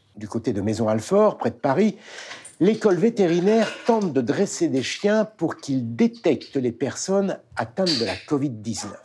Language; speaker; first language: French; native; French